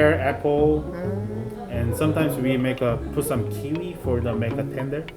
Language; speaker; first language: English; non-native, fluent; Korean